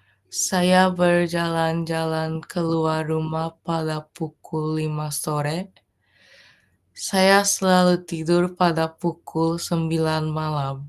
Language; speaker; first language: Indonesian; non-native, learner; Japanese